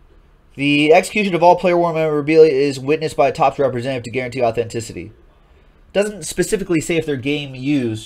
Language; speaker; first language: English; native; English